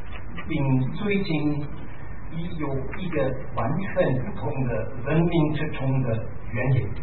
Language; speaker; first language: Chinese; non-native, fluent; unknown